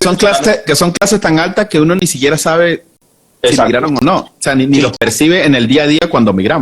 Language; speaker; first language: Spanish; native; Spanish